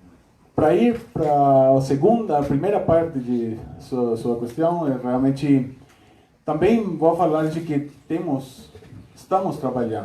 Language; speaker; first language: Portuguese; non-native, fluent; Spanish